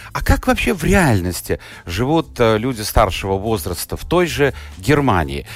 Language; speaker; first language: Russian; native; Russian